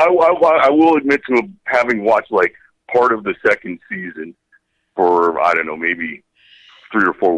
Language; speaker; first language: English; native; English